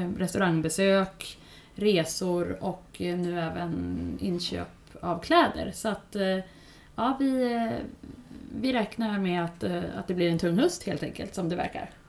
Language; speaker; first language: Swedish; native; Swedish